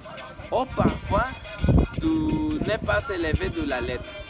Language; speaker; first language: French; non-native, learner; Spanish